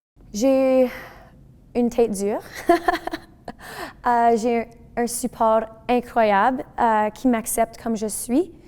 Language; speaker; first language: French; non-native, local second language; English